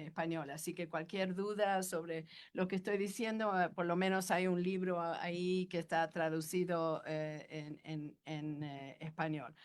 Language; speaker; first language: Spanish; non-native, fluent; English